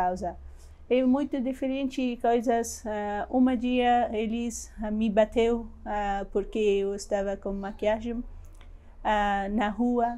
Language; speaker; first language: Portuguese; non-native, learner; Persian